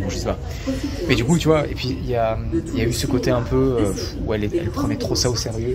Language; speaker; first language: French; native; French